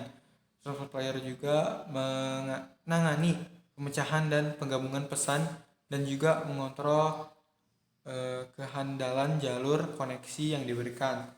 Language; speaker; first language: Indonesian; native; Indonesian